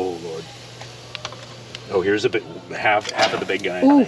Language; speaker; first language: English; native; English